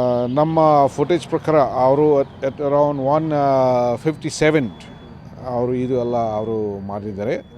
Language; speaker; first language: Kannada; non-native, fluent; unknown